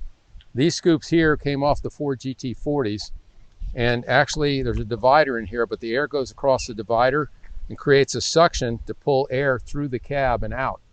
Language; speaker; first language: English; native; English